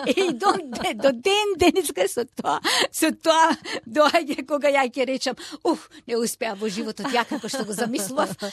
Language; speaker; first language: Macedonian; non-native, local second language; Turkish